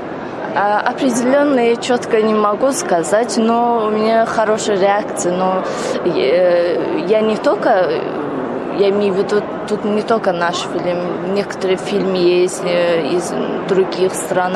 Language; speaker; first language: Russian; non-native, local second language; Azerbaijani